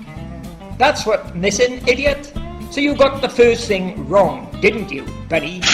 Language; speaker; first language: English; native; English